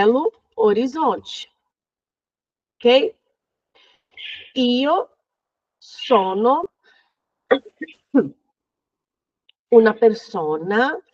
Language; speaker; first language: Italian; non-native, fluent; Portuguese